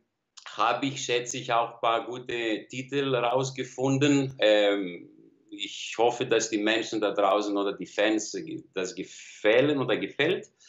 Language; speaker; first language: German; non-native, learner; Greek